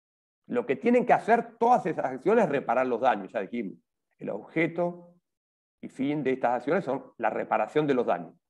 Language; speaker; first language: Spanish; native; Spanish